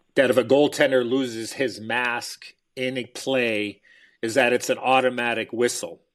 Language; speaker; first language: English; native; English